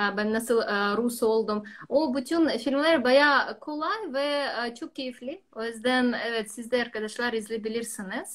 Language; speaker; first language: Turkish; non-native, learner; Russian